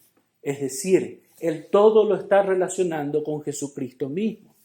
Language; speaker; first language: Spanish; native; Spanish